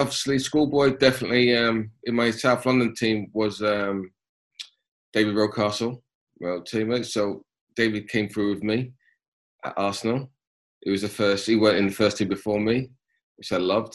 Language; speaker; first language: English; native; English